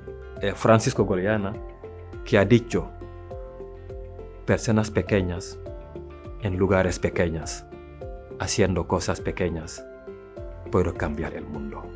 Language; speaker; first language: Spanish; non-native, fluent; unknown